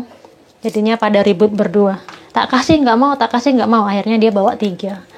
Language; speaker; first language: Indonesian; native; Indonesian